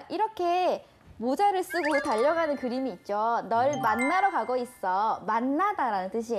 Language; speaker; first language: Korean; native; Korean